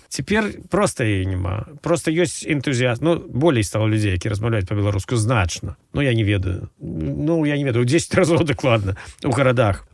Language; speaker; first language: Belarusian; native; Belarusian